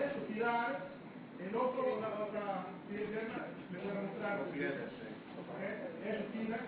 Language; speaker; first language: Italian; non-native, learner; Romanian